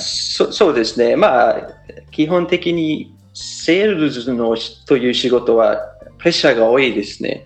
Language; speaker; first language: Japanese; non-native, fluent; English